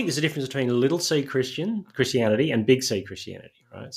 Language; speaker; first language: English; native; English